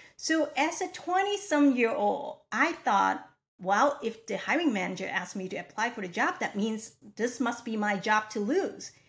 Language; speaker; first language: English; non-native, local second language; Cantonese